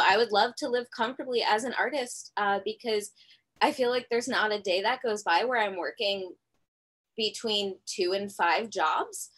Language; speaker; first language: English; native; English